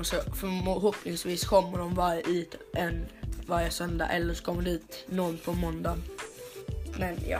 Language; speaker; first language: Swedish; native; Swedish